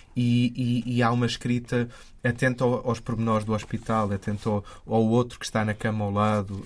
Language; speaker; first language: Portuguese; non-native, fluent; English